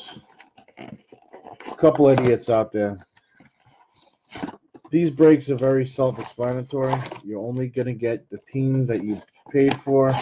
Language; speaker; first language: English; native; English